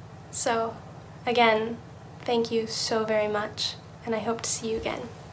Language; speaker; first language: English; native; English